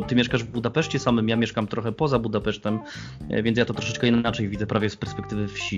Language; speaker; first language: Polish; native; Polish